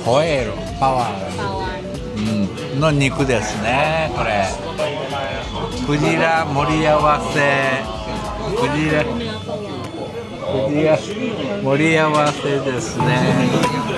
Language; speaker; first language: Japanese; native; Japanese